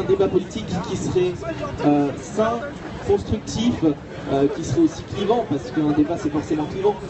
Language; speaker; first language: French; native; French